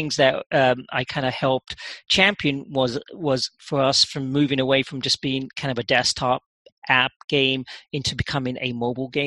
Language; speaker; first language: English; native; English